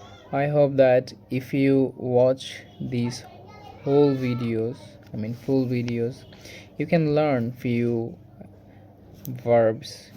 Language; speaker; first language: English; non-native, local second language; Bangla